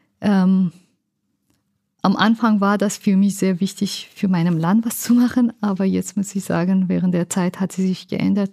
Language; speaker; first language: German; non-native, learner; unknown